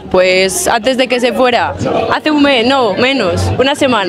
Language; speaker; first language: Spanish; native; Spanish